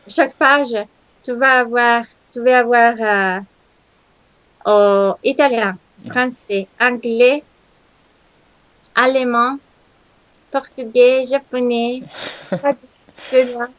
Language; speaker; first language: French; non-native, learner; Italian